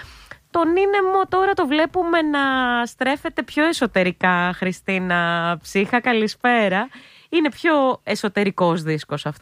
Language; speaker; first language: Greek; native; Greek